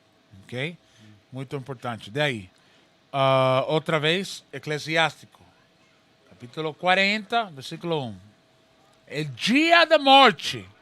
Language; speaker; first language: Portuguese; non-native, learner; Spanish